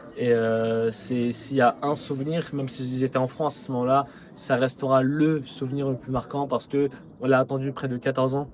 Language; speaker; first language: French; native; French